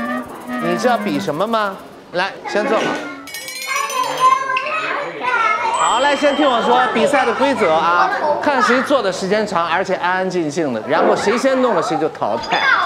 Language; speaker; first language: Chinese; native; Chinese